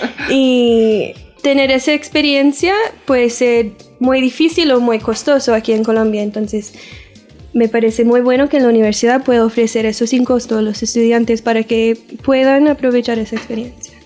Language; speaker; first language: Spanish; non-native, fluent; English